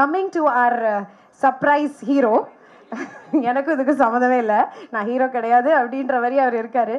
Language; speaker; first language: Tamil; native; Tamil